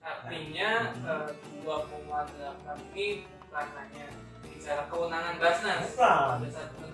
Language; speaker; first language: Indonesian; native; Indonesian